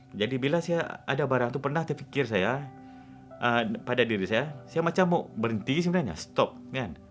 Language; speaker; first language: Malay; non-native, local second language; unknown